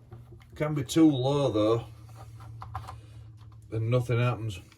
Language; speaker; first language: English; native; English